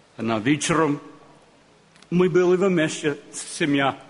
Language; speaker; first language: Russian; non-native, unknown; English